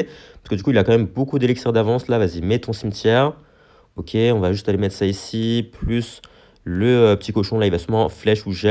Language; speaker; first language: French; native; French